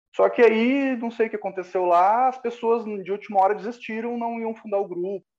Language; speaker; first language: Portuguese; native; Portuguese